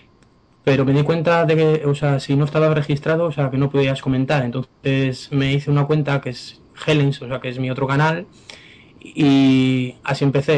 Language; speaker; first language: Spanish; native; Spanish